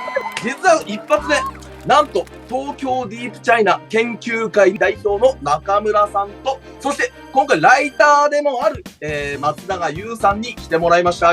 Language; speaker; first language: Japanese; native; Japanese